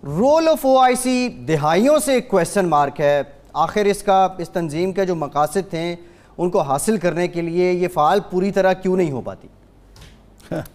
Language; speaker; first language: Urdu; native; Urdu